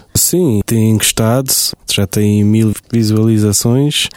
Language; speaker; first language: Portuguese; early bilingual, heritage; German